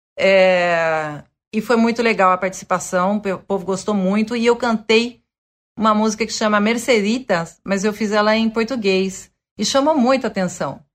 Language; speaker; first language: Portuguese; early bilingual, other home language; Spanish